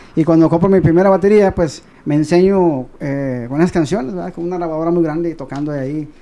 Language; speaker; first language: Spanish; native; Spanish